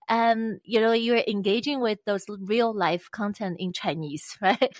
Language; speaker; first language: English; non-native, fluent; Chinese